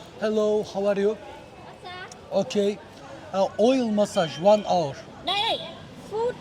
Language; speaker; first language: English; non-native, learner; Turkish